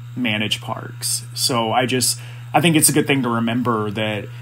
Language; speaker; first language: English; native; English